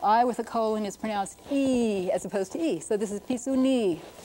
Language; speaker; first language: English; native; English